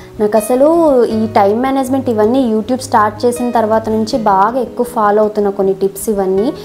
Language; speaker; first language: Telugu; non-native, local second language; Kannada